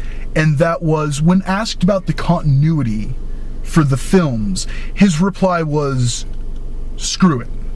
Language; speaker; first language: English; native; English